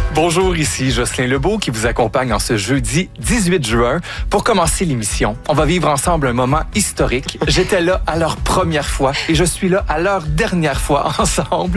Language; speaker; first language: French; native; French